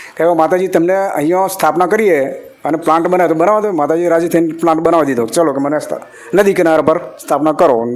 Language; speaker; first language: Gujarati; native; Gujarati